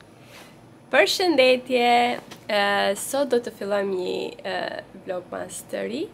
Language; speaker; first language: Albanian; early bilingual, heritage; Albanian